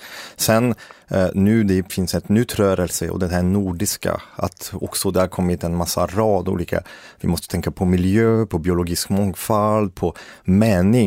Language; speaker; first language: Swedish; native; Swedish